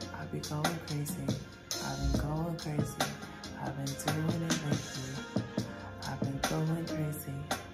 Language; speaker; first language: English; native; English